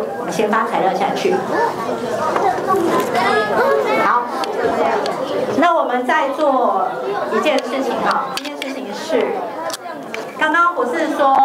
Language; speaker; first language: Chinese; native; Chinese